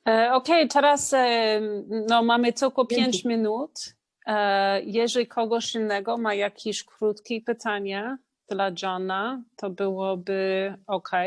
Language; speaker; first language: Polish; non-native, learner; English